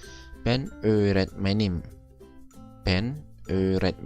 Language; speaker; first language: Turkish; non-native, learner; Indonesian